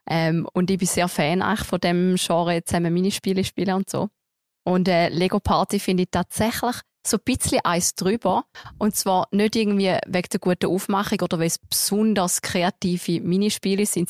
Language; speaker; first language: German; native; German